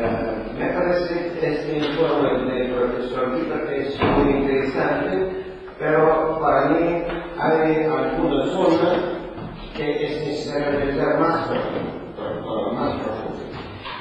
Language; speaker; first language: Spanish; non-native, learner; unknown